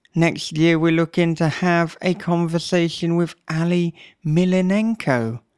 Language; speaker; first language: English; native; English